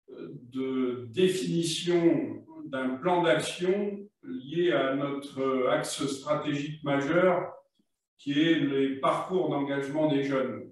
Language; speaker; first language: French; native; French